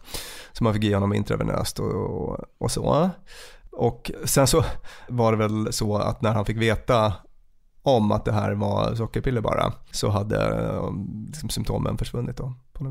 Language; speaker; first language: Swedish; native; Swedish